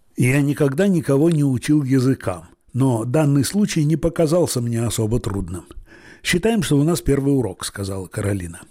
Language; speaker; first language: Russian; native; Russian